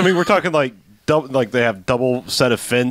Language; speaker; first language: English; native; English